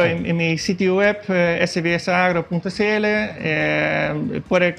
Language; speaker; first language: Spanish; non-native, fluent; Dutch